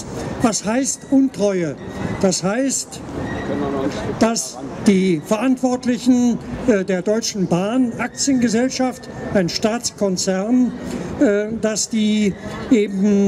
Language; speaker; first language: German; native; German